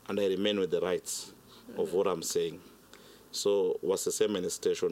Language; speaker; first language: English; non-native, local second language; Swahili